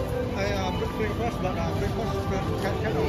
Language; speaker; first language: English; non-native, learner; Indonesian